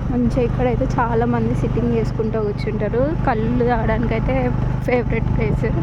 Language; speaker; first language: Telugu; native; Telugu